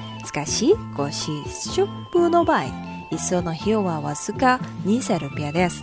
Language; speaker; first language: Japanese; non-native, fluent; Indonesian